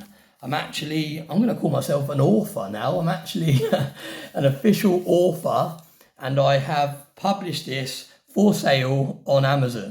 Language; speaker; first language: English; native; English